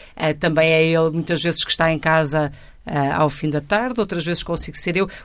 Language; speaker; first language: Portuguese; native; Portuguese